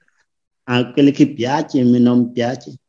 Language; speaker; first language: Italian; non-native, learner; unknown